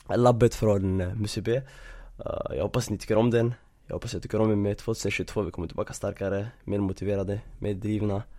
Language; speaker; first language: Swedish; early bilingual, other home language; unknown